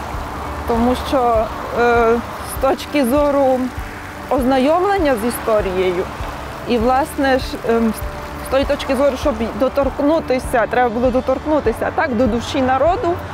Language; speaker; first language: Ukrainian; non-native, fluent; Georgian